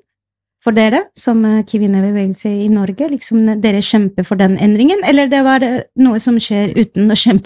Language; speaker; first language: Norwegian; non-native, fluent; Spanish